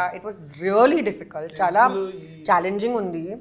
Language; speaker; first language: Telugu; non-native, fluent; Hindi